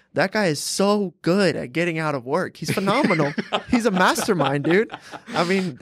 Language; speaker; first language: English; native; English